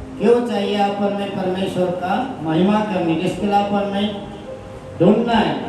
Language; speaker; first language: Hindi; non-native, local second language; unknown